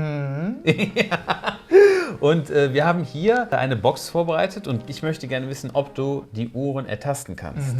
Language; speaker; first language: German; native; German